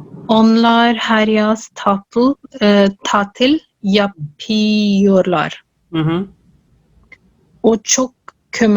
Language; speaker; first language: Turkish; non-native, learner; Urdu